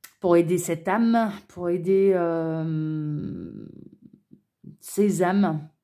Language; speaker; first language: French; native; French